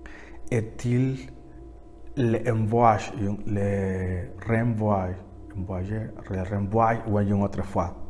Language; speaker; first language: French; non-native, learner; Spanish